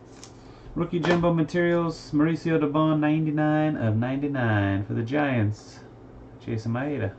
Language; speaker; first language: English; native; English